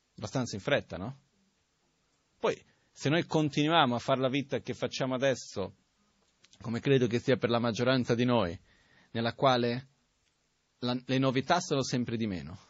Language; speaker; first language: Italian; non-native, fluent; Portuguese